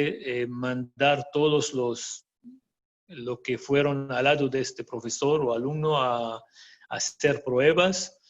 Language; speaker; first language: Spanish; non-native, fluent; Arabic